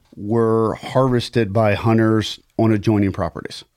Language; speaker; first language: English; native; English